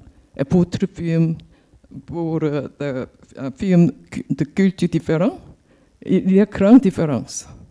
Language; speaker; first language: French; non-native, learner; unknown